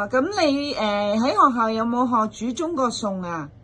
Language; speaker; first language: Cantonese; native; Cantonese